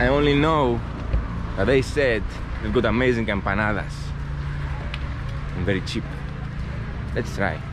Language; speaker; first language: English; non-native, fluent; Greek